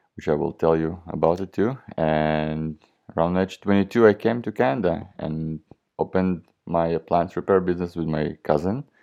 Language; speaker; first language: English; non-native, fluent; Russian